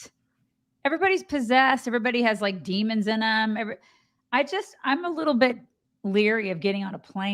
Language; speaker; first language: English; native; English